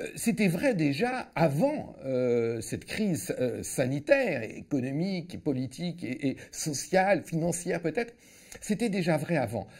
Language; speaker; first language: French; native; French